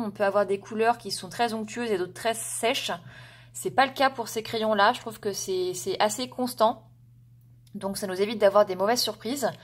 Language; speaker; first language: French; native; French